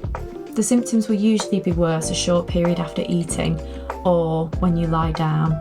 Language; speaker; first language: English; native; English